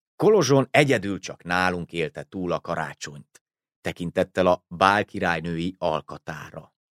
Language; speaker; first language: Hungarian; native; Hungarian